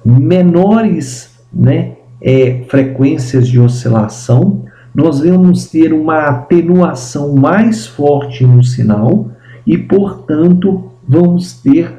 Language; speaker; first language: Portuguese; native; Portuguese